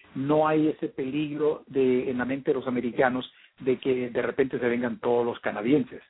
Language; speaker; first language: Spanish; early bilingual, heritage; Spanish